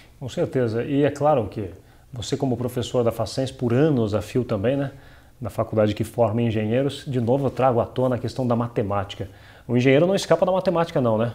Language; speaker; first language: Portuguese; native; Portuguese